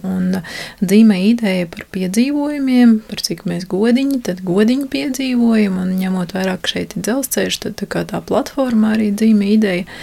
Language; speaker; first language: Latvian; native; Latvian